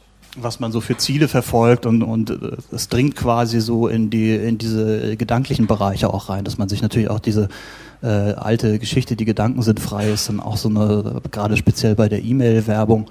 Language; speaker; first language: German; native; German